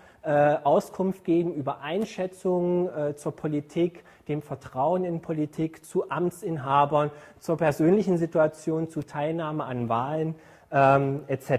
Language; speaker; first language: German; native; German